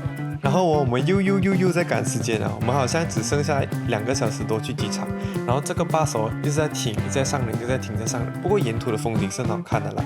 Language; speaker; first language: Chinese; native; Chinese